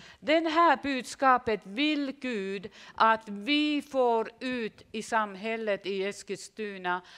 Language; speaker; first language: Swedish; non-native, fluent; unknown